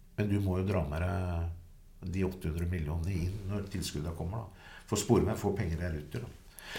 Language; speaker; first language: Norwegian; native; Norwegian